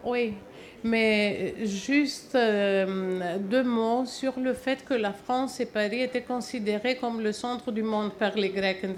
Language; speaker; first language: French; non-native, fluent; Greek